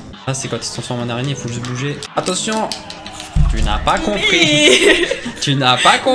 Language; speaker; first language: French; native; French